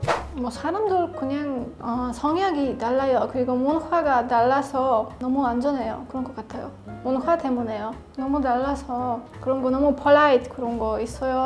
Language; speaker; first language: Korean; non-native, learner; Polish